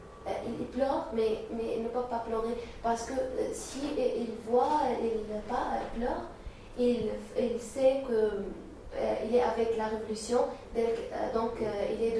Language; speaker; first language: French; non-native, learner; Arabic